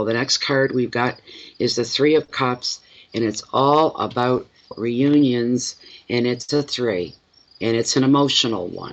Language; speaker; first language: English; native; English